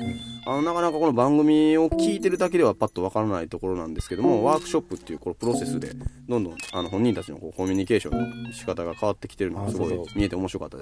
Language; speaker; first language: Japanese; native; Japanese